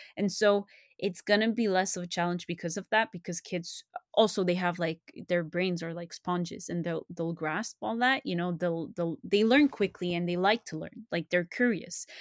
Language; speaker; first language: English; non-native, fluent; French